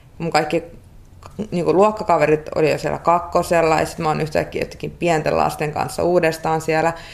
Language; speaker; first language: Finnish; early bilingual, other home language; Russian